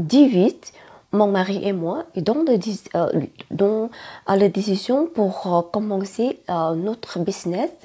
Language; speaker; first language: French; non-native, learner; Thai